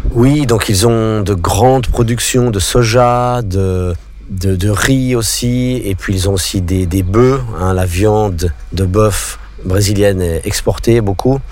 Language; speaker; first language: French; non-native, local second language; English